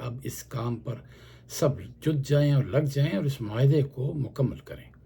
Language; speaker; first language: Urdu; native; Urdu